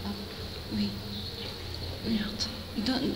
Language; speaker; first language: French; non-native, fluent; Japanese